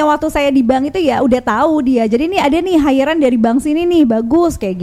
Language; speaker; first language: Indonesian; native; Indonesian